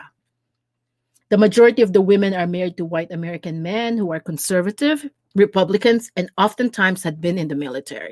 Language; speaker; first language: English; non-native, local second language; Filipino